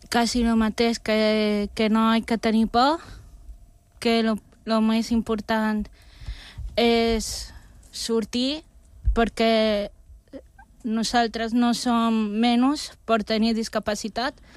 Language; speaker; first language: Catalan; non-native, local second language; Spanish